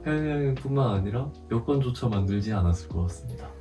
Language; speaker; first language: Korean; native; Korean